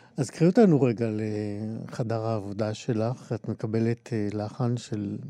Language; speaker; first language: Hebrew; native; Hebrew